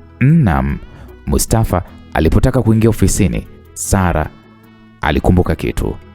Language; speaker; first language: Swahili; native; Swahili